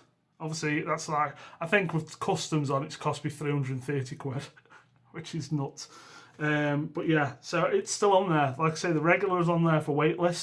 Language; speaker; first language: English; native; English